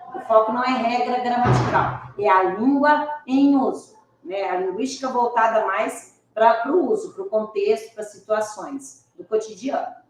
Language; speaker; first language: Portuguese; native; Portuguese